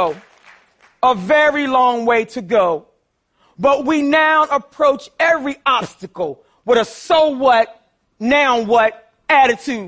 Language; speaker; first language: English; native; English